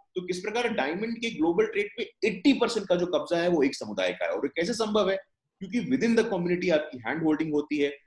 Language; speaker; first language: Hindi; native; Hindi